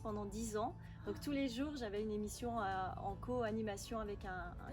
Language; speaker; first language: French; native; French